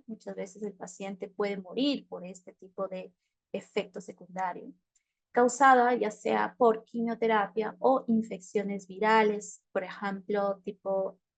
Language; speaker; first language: Spanish; native; Spanish